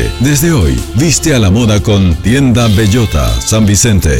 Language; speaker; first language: Spanish; native; Spanish